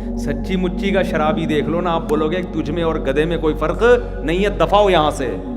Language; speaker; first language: Urdu; native; Urdu